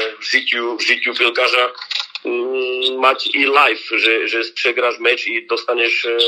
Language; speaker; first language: Polish; non-native, learner; Slovak